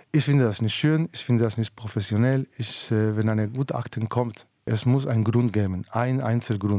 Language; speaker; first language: German; non-native, fluent; Spanish